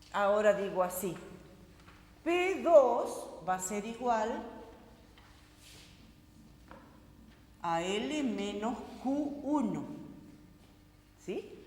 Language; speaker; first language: Spanish; native; Spanish